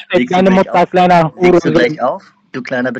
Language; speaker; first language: German; native; German